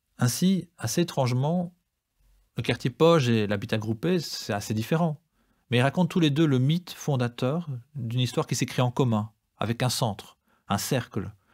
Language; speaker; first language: French; native; French